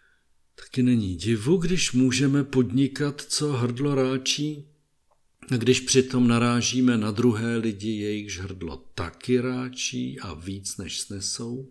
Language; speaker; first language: Czech; native; Czech